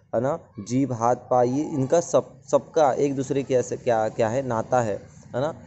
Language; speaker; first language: Hindi; non-native, local second language; Marathi